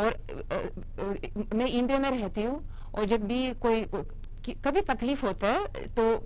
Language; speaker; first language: Hindi; non-native, fluent; Russian